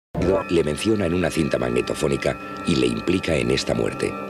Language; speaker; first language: Spanish; native; Spanish